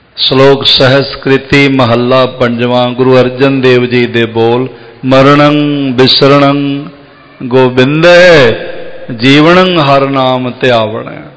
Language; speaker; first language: Punjabi; native; Punjabi